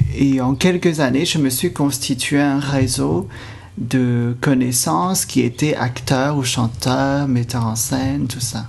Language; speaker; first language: French; non-native, fluent; Cantonese